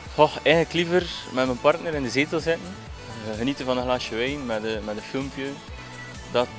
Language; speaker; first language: Dutch; native; Dutch